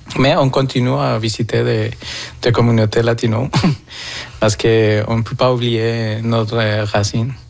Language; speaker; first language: French; non-native, fluent; Spanish